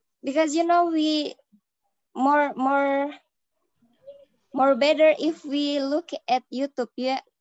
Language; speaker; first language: English; non-native, learner; Indonesian